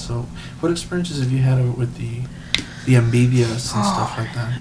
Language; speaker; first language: English; early bilingual, other home language; Spanish